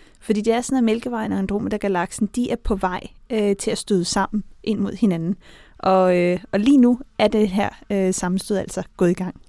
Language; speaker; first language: Danish; native; Danish